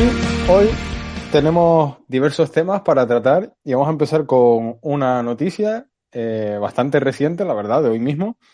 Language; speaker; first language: Spanish; native; Spanish